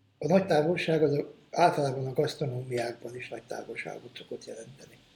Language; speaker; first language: Hungarian; native; Hungarian